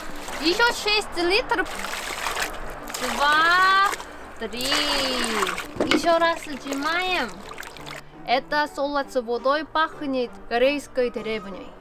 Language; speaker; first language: Russian; non-native, learner; Korean